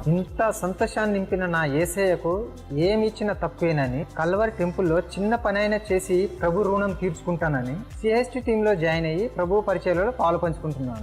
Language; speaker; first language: Telugu; native; Telugu